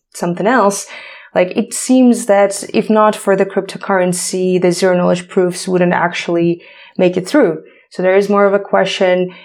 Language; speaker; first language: English; non-native, fluent; Ukrainian